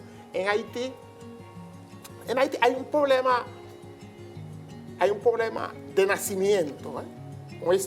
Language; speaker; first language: Spanish; non-native, learner; Haitian Creole